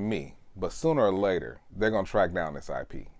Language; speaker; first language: English; native; English